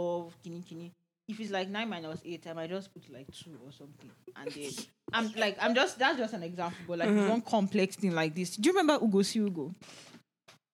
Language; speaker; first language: English; non-native, local second language; Yoruba